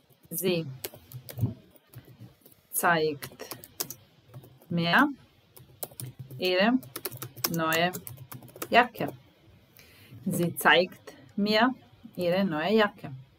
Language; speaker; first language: German; non-native, fluent; Serbian